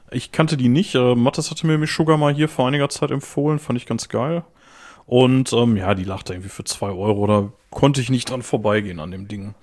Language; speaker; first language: German; native; German